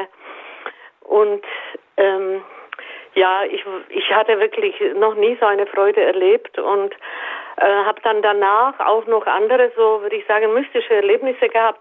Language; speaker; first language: German; native; German